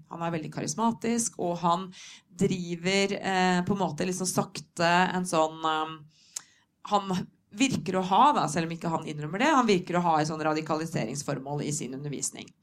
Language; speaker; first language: Norwegian; native; Norwegian